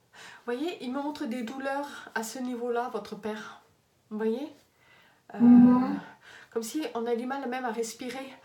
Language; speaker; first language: French; native; French